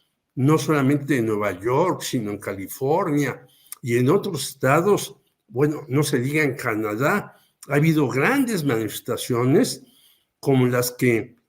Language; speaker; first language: Spanish; native; Spanish